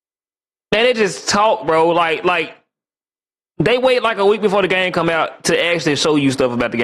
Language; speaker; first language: English; native; English